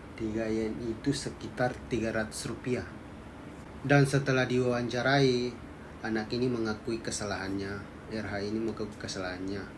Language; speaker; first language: Indonesian; native; Indonesian